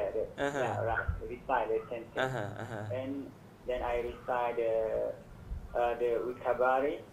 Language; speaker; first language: English; non-native, learner; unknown